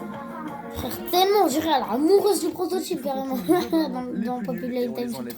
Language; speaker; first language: French; native; French